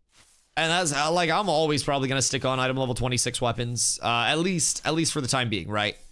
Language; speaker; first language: English; native; English